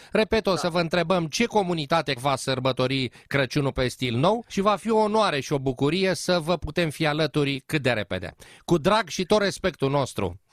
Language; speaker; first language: Romanian; native; Romanian